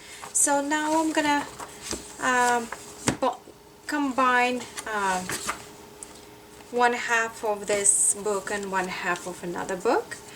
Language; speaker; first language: English; non-native, fluent; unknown